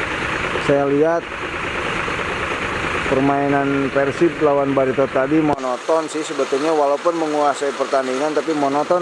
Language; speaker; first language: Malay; non-native, local second language; Sundanese